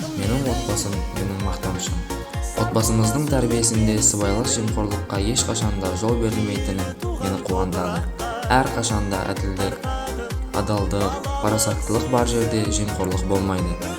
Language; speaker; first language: Kazakh; non-native, local second language; Uzbek